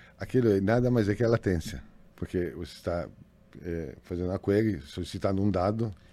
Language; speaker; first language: Portuguese; non-native, fluent; Italian